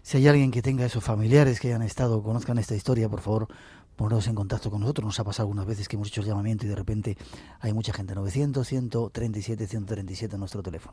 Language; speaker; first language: Spanish; native; Spanish